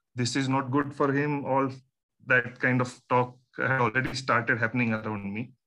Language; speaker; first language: English; non-native, local second language; Marathi